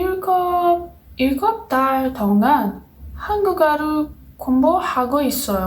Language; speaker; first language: Korean; non-native, learner; Portuguese